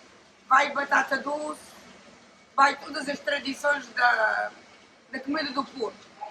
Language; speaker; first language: Portuguese; non-native, local second language; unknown